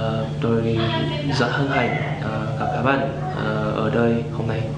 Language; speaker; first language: Vietnamese; non-native, learner; Chinese